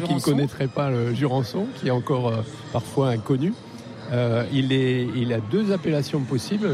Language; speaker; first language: French; native; French